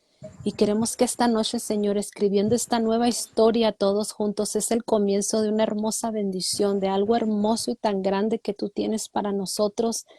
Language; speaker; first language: Spanish; native; Spanish